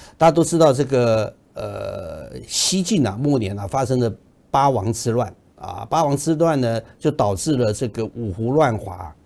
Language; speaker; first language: Chinese; native; Chinese